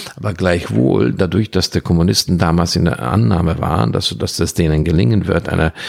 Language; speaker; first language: German; non-native, fluent; Hungarian